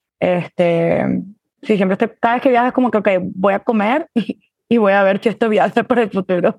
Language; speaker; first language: Spanish; early bilingual, heritage; Spanish